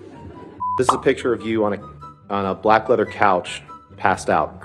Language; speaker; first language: English; native; English